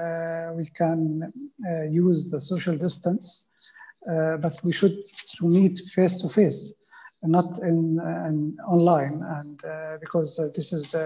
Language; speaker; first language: English; non-native, fluent; Arabic